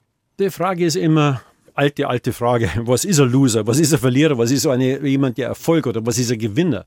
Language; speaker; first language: German; native; German